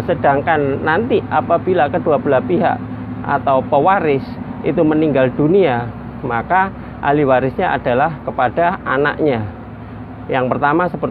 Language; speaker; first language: Indonesian; native; Indonesian